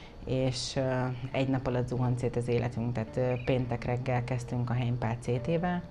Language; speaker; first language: Hungarian; native; Hungarian